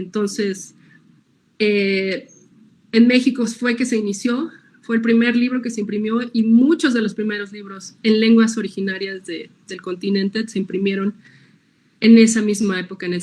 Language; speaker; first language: Spanish; native; Spanish